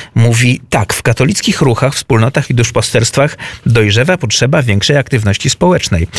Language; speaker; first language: Polish; native; Polish